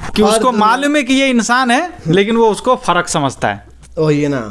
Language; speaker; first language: Hindi; native; Hindi